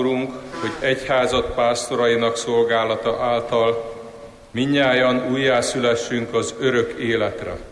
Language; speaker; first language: Hungarian; native; Hungarian